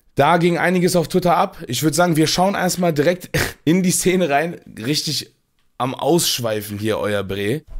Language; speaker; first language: German; early bilingual, other home language; Turkish